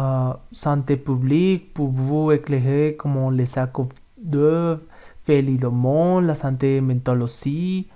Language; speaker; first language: French; non-native, learner; Spanish